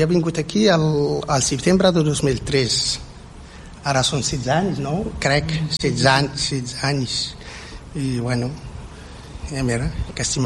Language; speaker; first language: Catalan; non-native, fluent; Berber languages